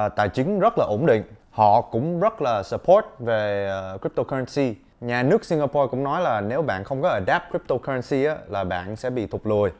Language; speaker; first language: Vietnamese; early bilingual, heritage; Vietnamese